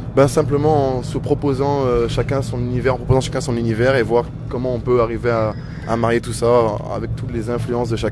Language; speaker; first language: French; native; French